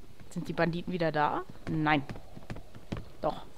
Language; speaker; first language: German; native; German